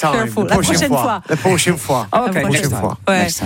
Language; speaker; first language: French; non-native, learner; English